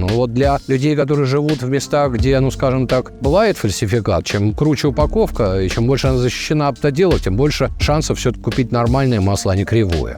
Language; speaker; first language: Russian; native; Russian